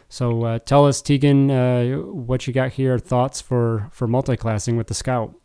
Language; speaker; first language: English; native; English